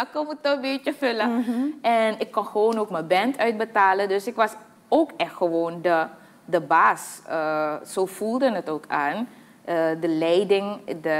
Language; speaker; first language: Dutch; native; Dutch